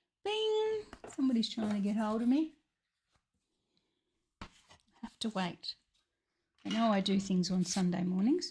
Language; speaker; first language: English; native; English